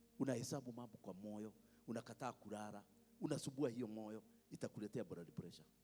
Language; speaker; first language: Swahili; non-native, local second language; Kikuyu